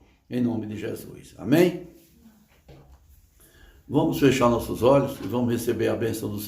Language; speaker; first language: Portuguese; native; Portuguese